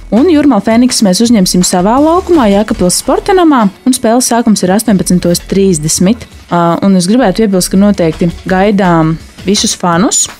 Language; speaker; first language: Latvian; native; Latvian